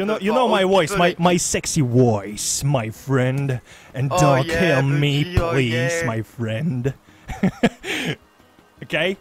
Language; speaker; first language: English; non-native, learner; Russian